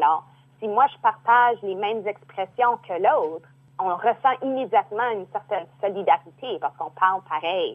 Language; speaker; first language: French; native; French